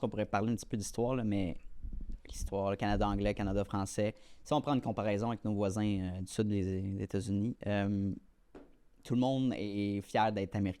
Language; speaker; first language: French; native; French